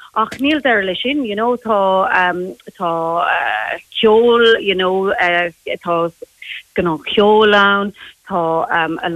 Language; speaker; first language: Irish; non-native, local second language; English